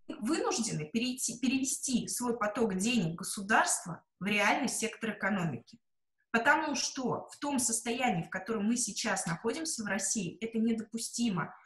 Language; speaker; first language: Russian; native; Russian